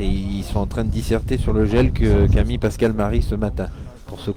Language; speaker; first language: French; native; French